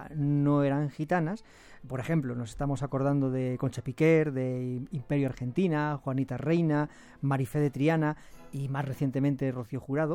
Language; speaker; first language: Spanish; native; Spanish